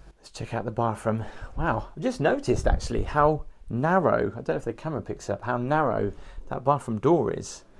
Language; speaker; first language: English; native; English